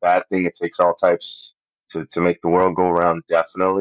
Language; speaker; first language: English; non-native, fluent; Spanish